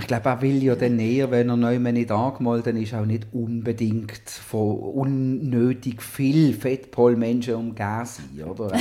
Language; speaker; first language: German; native; German